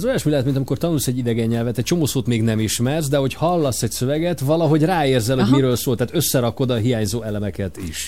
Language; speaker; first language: Hungarian; native; Hungarian